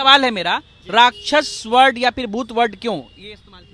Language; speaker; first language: Hindi; native; Hindi